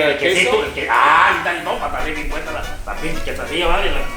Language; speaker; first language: Spanish; native; Spanish